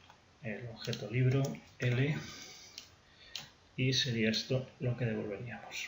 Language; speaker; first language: Spanish; native; Spanish